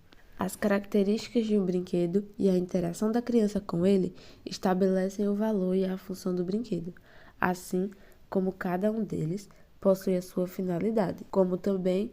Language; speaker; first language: Portuguese; native; Portuguese